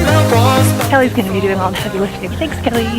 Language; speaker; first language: English; native; English